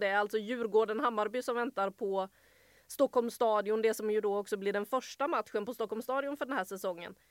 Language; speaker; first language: Swedish; native; Swedish